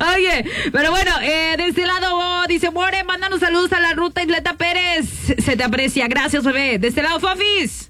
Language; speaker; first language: Spanish; native; Spanish